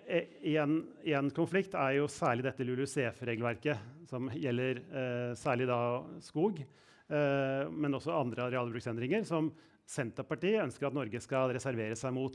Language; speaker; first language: Norwegian; native; Norwegian